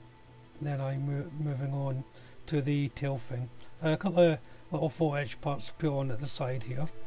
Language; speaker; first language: English; native; English